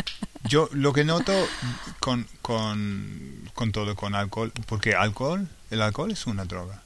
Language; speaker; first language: Spanish; non-native, fluent; English